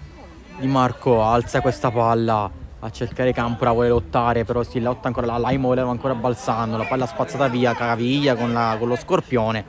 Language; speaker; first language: Italian; native; Italian